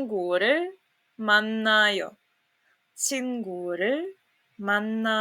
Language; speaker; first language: Korean; non-native, fluent; Serbian